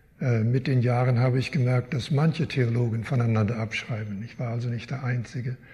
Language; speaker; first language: German; early bilingual, heritage; German